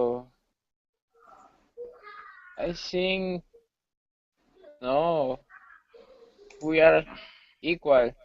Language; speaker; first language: English; non-native, learner; Spanish